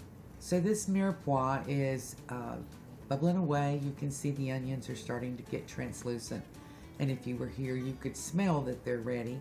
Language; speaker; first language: English; native; English